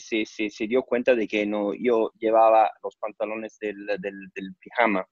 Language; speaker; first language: Spanish; non-native, fluent; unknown